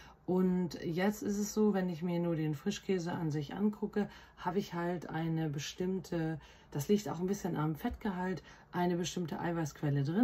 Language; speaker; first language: German; native; German